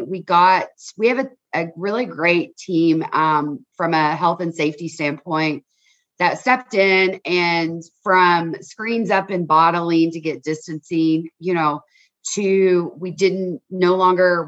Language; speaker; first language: English; native; English